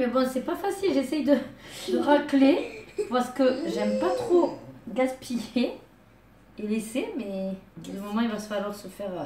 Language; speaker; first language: French; native; French